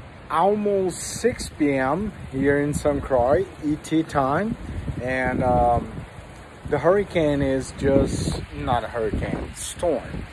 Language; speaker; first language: English; non-native, fluent; Portuguese